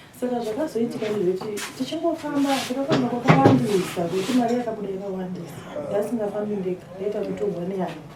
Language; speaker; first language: Shona; early bilingual, other home language; Nyanja